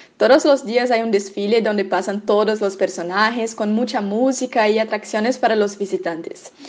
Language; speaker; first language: Spanish; non-native, fluent; Portuguese